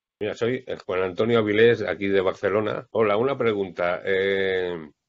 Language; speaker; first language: Spanish; native; Spanish